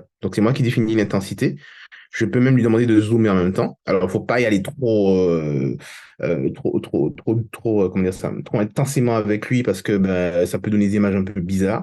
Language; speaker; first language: French; native; French